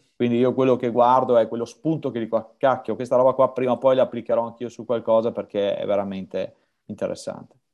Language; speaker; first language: Italian; native; Italian